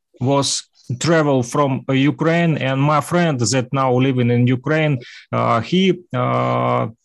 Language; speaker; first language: English; non-native, learner; Russian